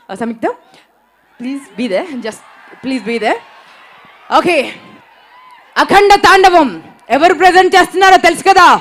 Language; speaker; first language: Telugu; native; Telugu